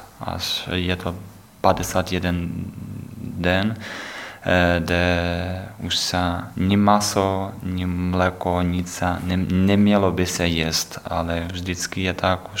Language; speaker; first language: Czech; non-native, learner; Ukrainian